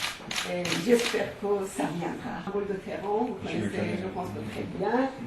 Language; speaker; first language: French; non-native, fluent; Persian